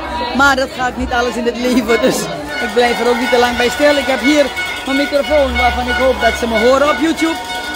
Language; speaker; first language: Dutch; native; Dutch